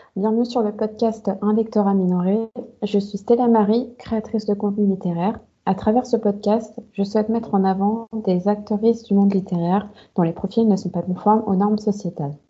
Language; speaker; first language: French; native; French